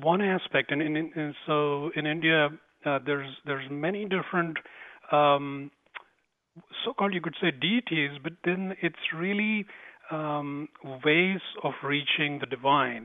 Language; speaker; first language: English; non-native, local second language; Tamil